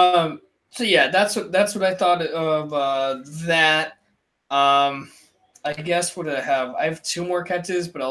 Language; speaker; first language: English; native; English